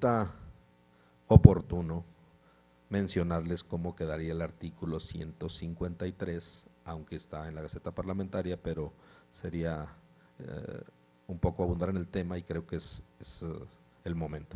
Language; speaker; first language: Spanish; native; Spanish